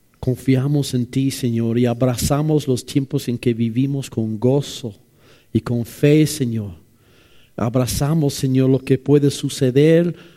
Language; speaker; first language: Spanish; non-native, fluent; English